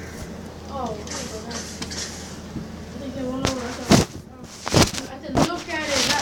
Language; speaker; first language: English; native; English